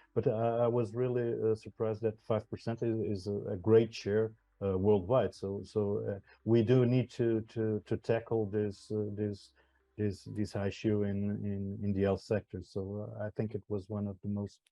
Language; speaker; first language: English; non-native, fluent; Portuguese